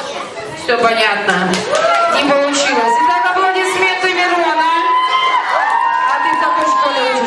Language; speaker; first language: Russian; native; Russian